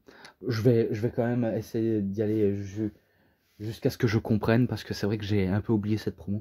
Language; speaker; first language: French; native; French